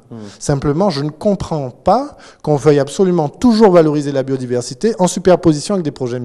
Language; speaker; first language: French; native; French